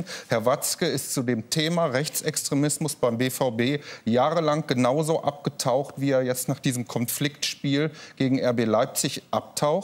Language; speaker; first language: German; native; German